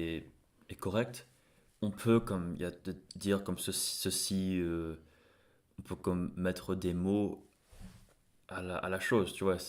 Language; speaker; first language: French; non-native, fluent; English